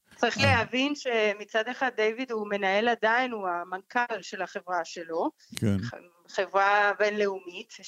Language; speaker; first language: Hebrew; non-native, fluent; Spanish